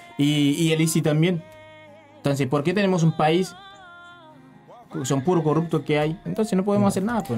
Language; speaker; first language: Spanish; non-native, learner; Haitian Creole